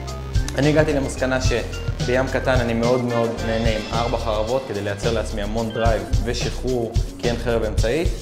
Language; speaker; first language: Hebrew; native; Hebrew